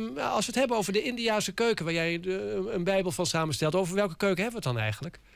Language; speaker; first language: Dutch; native; Dutch